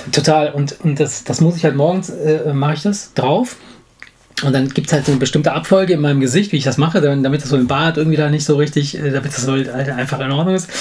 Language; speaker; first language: German; non-native, fluent; Italian